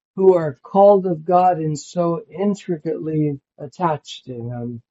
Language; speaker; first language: English; native; English